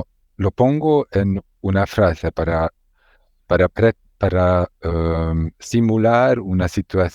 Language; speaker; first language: Spanish; non-native, learner; Hungarian